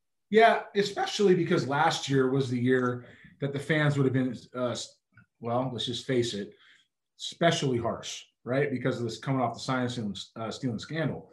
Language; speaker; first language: English; native; English